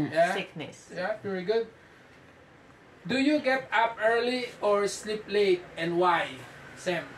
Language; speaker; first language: English; non-native, fluent; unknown